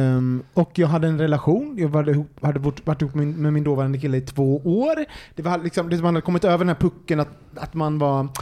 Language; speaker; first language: Swedish; native; Swedish